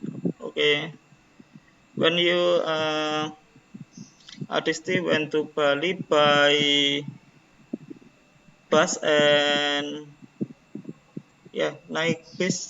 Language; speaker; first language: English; non-native, learner; Indonesian